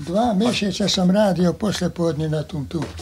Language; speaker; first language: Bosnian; non-native, local second language; Hungarian